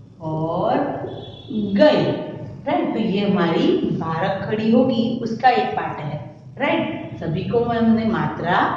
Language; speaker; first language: Hindi; non-native, local second language; Gujarati